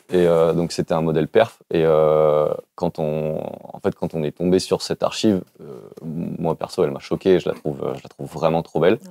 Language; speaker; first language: French; native; French